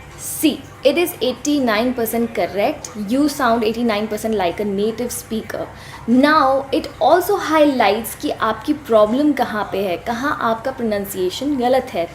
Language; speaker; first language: Hindi; native; Hindi